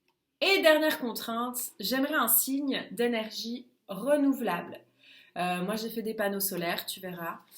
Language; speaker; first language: French; native; French